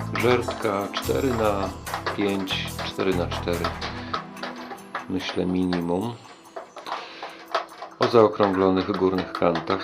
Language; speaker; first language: Polish; native; Polish